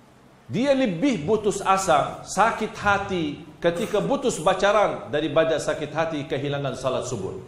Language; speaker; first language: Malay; non-native, fluent; Arabic